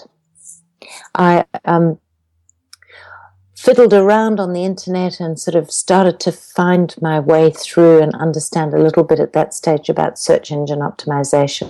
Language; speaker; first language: English; native; English